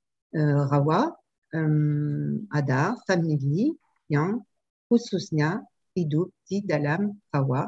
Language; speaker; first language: Indonesian; non-native, learner; French